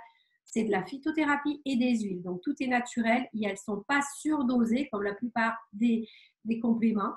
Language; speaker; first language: French; native; French